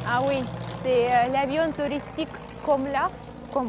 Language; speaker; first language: French; non-native, learner; Russian